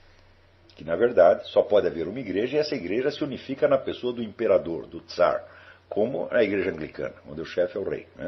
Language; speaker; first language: Portuguese; native; Portuguese